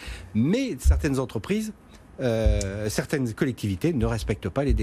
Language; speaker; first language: French; native; French